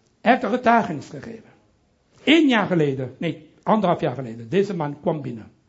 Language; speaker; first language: Dutch; non-native, local second language; French